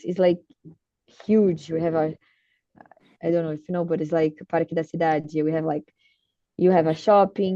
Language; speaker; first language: English; non-native, learner; Portuguese